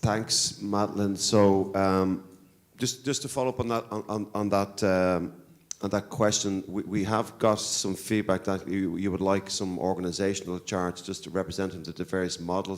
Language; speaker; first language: English; native; English